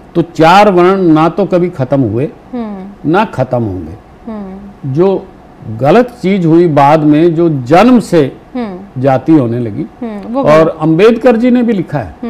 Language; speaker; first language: Hindi; native; Hindi